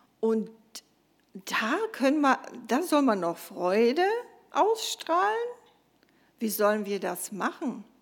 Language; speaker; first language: German; non-native, fluent; Croatian